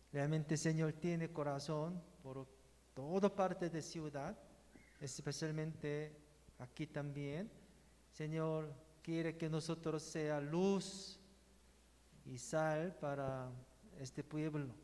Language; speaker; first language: Spanish; non-native, learner; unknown